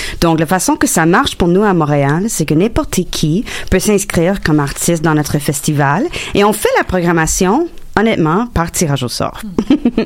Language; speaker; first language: French; non-native, local second language; English